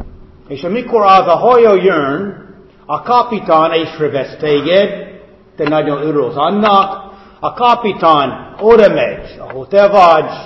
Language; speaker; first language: Hungarian; non-native, fluent; English